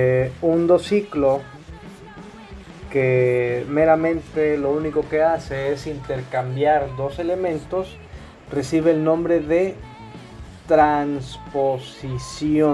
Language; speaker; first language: Spanish; native; Spanish